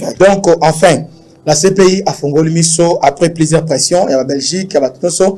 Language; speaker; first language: French; non-native, local second language; Lingala